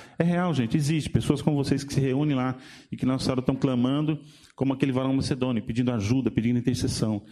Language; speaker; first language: Portuguese; native; Portuguese